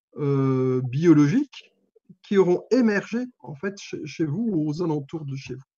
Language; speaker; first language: French; native; French